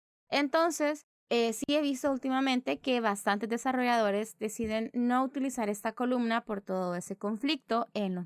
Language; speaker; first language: Spanish; native; Spanish